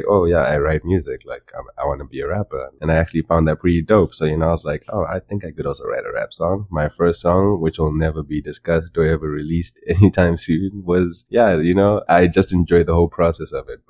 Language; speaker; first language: English; non-native, local second language; Shona